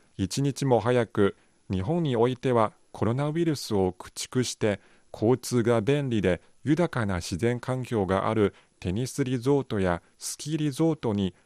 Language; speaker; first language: Japanese; non-native, fluent; Chinese